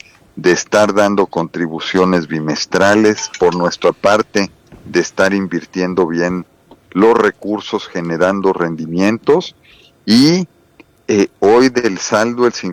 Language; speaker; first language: Spanish; native; Spanish